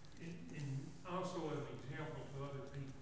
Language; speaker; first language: English; native; English